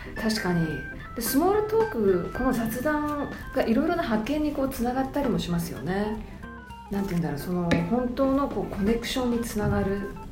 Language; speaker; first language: Japanese; early bilingual, heritage; Japanese